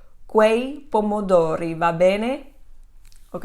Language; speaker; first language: Italian; non-native, fluent; English